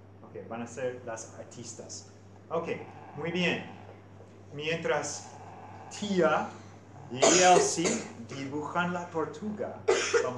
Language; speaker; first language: Spanish; non-native, fluent; English